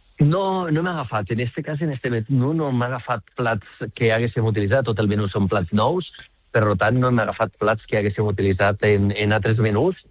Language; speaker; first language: Catalan; native; Catalan